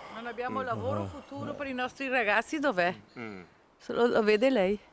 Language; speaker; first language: Italian; non-native, fluent; Bulgarian